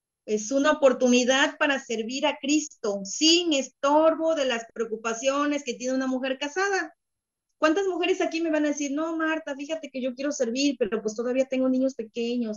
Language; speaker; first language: Spanish; native; Spanish